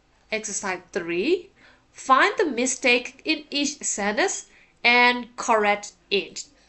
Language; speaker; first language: English; non-native, fluent; Burmese